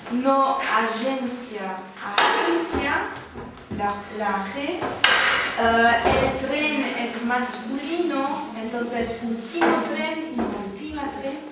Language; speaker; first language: Spanish; non-native, fluent; French